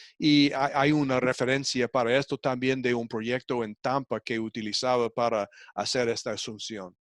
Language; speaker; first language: Spanish; non-native, fluent; English